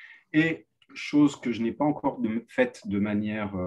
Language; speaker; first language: French; native; French